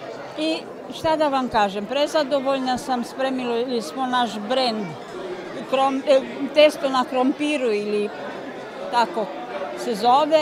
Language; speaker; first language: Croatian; non-native, local second language; Romanian